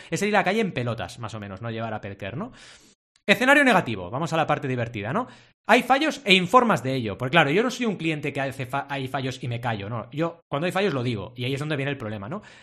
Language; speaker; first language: Spanish; native; Spanish